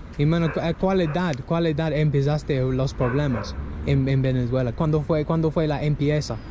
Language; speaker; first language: Spanish; non-native, learner; English